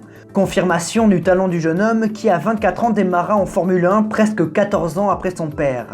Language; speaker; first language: French; native; French